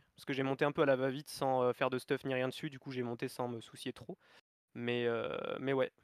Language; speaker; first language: French; native; French